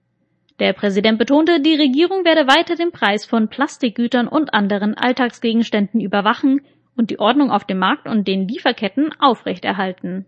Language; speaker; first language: German; native; German